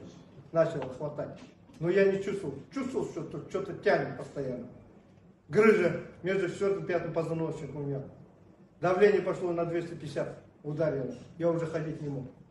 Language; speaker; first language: Russian; non-native, local second language; Kazakh